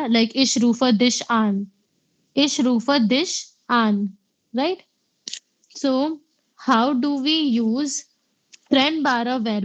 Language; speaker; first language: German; non-native, fluent; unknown